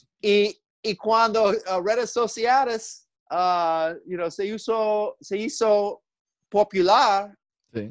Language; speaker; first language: Spanish; non-native, learner; English